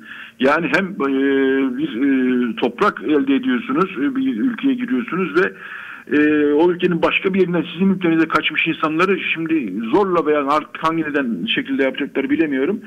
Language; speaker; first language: Turkish; native; Turkish